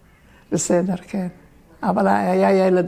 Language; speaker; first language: Hebrew; early bilingual, other home language; Turkish